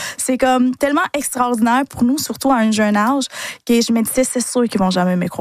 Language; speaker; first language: French; early bilingual, other home language; Spanish